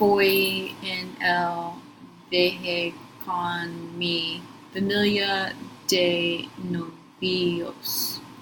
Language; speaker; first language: Spanish; non-native, learner; English